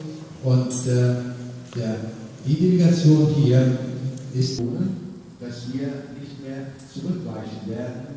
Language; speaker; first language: German; non-native, fluent; Arabic